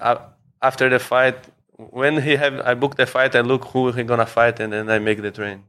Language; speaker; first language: English; non-native, learner; Portuguese